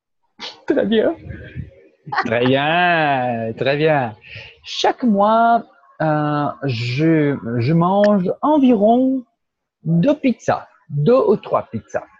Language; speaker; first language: French; non-native, fluent; Portuguese